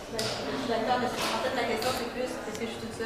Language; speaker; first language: French; native; French